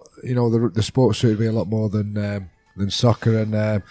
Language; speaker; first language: English; native; English